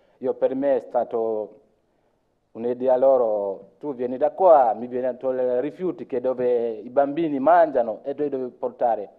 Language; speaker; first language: Italian; non-native, learner; Luo (Kenya and Tanzania)